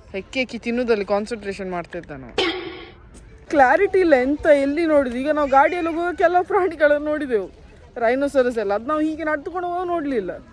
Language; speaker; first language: Kannada; native; Kannada